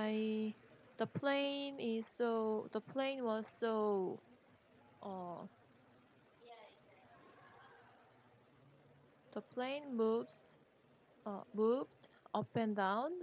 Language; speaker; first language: English; non-native, learner; Korean